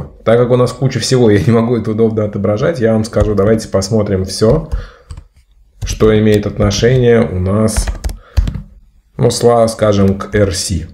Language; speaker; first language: Russian; native; Russian